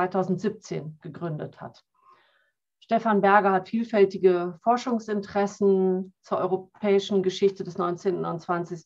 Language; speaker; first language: German; native; German